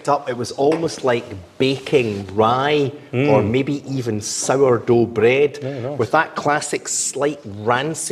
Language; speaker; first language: English; native; English